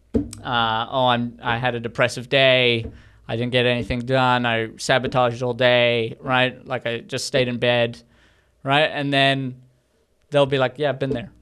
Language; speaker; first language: English; native; English